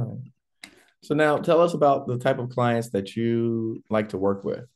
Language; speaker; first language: English; native; English